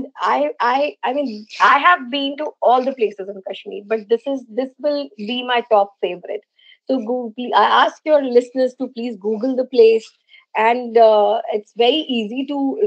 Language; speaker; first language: English; non-native, local second language; Hindi